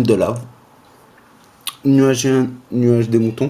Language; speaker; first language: French; native; French